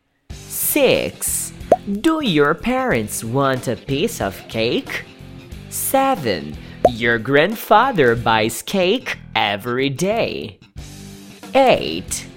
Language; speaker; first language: English; non-native, fluent; Portuguese